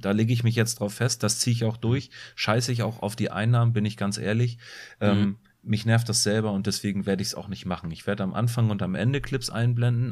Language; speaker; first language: German; native; German